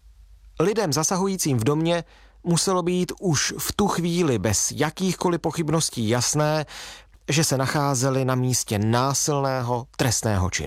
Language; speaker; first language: Czech; native; Czech